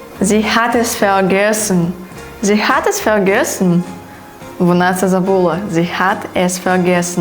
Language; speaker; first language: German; non-native, fluent; Ukrainian